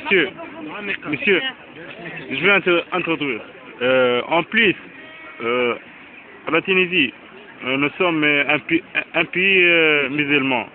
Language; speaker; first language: French; non-native, local second language; Arabic